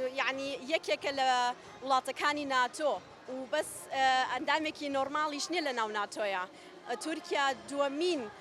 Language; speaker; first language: Central Kurdish; early bilingual, heritage; Central Kurdish